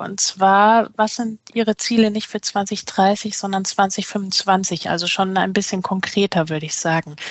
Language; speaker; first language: German; native; German